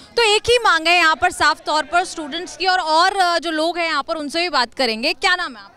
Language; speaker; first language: Hindi; native; Hindi